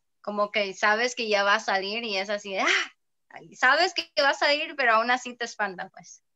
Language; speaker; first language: Spanish; early bilingual, heritage; English